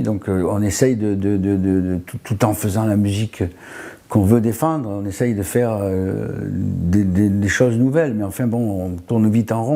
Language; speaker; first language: French; native; French